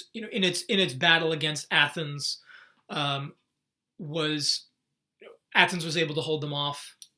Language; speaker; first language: English; native; English